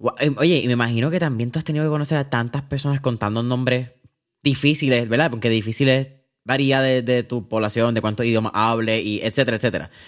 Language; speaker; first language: Spanish; native; Spanish